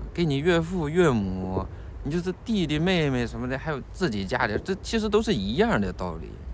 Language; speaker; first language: Chinese; native; Chinese